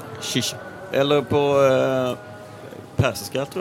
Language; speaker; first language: Swedish; native; Swedish